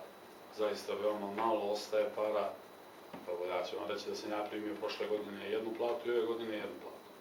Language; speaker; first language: Serbian; native; Serbian